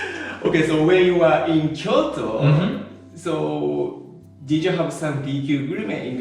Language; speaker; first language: English; non-native, learner; Japanese